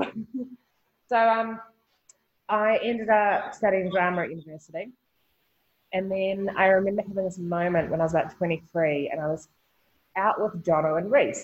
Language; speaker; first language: English; native; English